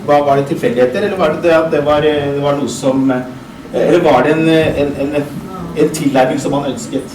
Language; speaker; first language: Norwegian; early bilingual, other home language; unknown